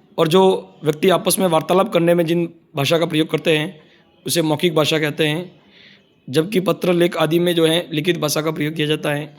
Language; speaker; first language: Hindi; native; Hindi